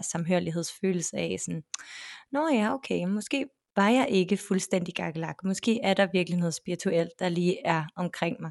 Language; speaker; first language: Danish; native; Danish